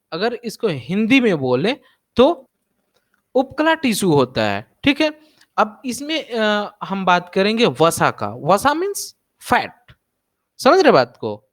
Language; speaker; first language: Hindi; native; Hindi